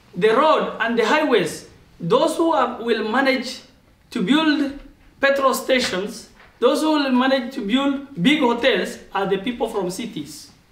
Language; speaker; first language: English; non-native, local second language; Oromo